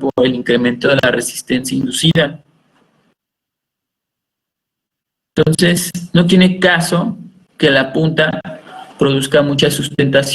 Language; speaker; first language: Spanish; native; Spanish